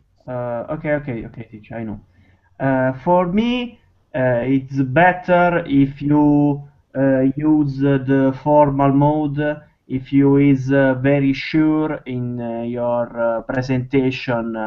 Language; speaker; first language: English; non-native, learner; Italian